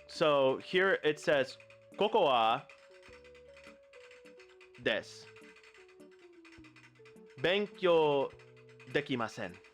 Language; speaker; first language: Japanese; non-native, learner; English